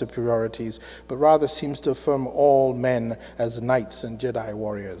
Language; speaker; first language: English; native; English